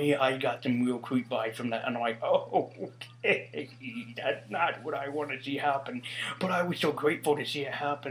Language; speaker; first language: English; native; English